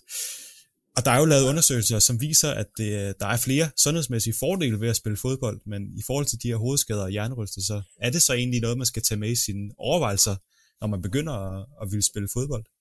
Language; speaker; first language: Danish; native; Danish